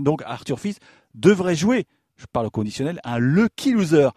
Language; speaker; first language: French; native; French